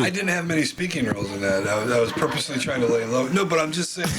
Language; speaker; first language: English; native; English